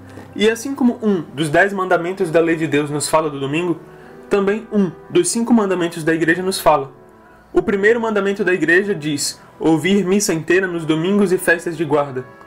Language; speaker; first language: Portuguese; native; Portuguese